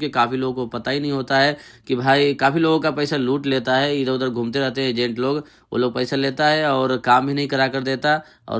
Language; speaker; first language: Hindi; native; Hindi